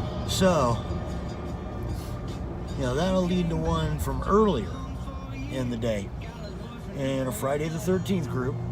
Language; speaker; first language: English; native; English